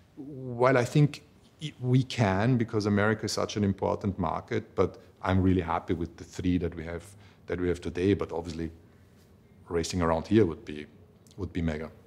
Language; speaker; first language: English; non-native, fluent; German